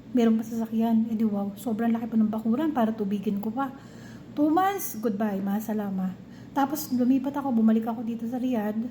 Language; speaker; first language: Filipino; non-native, local second language; Cebuano